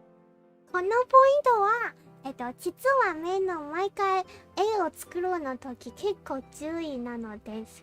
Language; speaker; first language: Japanese; non-native, learner; English